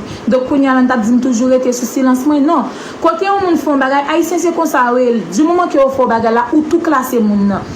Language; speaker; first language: French; non-native, local second language; Haitian Creole